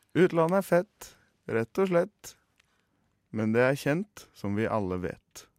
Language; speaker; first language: Norwegian; native; Norwegian